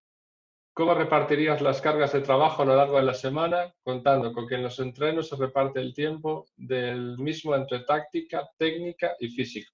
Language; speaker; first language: Spanish; native; Spanish